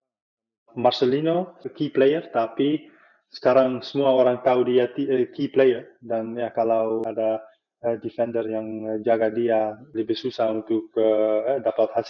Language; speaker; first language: Indonesian; non-native, fluent; Dutch